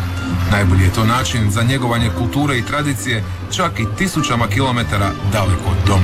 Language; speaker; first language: Serbian; native; Serbian